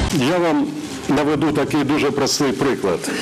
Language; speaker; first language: Ukrainian; non-native, local second language; Russian